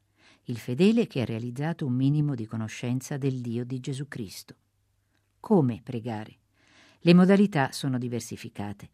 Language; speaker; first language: Italian; native; Italian